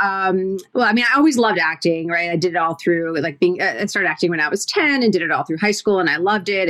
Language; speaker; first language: English; native; English